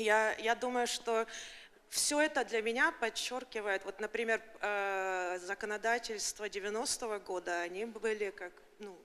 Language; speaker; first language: Russian; early bilingual, heritage; Russian